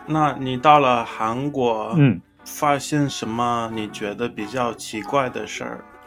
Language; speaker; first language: Chinese; non-native, fluent; English